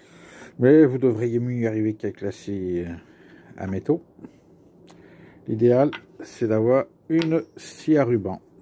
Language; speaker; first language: French; native; French